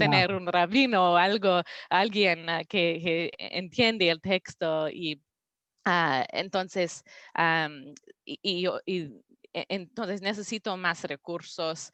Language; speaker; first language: Spanish; non-native, learner; English